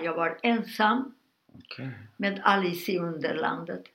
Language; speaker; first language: Swedish; non-native, fluent; Hungarian